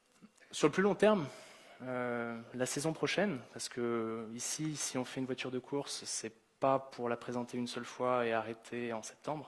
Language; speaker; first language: French; native; French